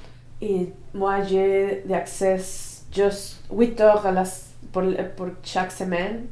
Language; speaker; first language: French; non-native, learner; Spanish